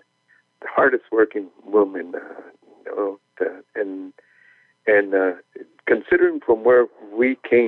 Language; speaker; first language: English; early bilingual, other home language; Spanish